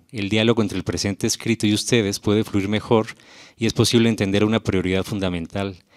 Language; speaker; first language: Spanish; native; Spanish